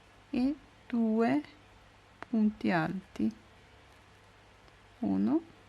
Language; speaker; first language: Italian; non-native, learner; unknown